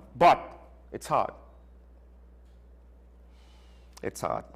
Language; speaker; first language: English; native; English